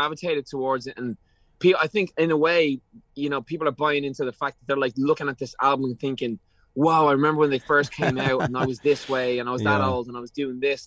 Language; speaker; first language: English; native; English